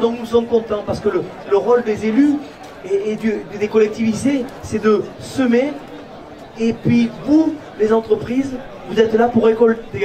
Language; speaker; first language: French; native; French